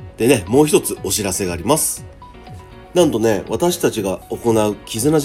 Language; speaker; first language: Japanese; native; Japanese